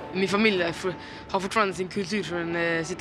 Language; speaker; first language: Swedish; early bilingual, other home language; Arabic